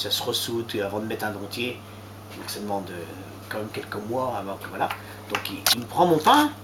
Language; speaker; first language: French; native; French